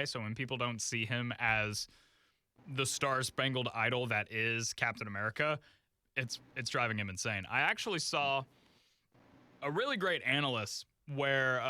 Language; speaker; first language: English; native; English